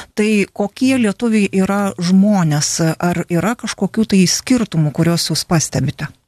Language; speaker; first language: Lithuanian; native; Lithuanian